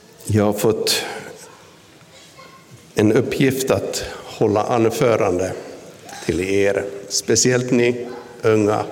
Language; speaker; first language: Swedish; non-native, local second language; Finnish